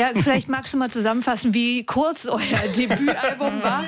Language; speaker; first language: German; native; German